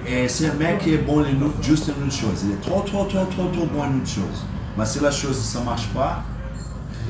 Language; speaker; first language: French; non-native, learner; Portuguese